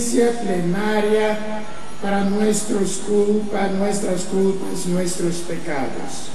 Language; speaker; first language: Spanish; non-native, fluent; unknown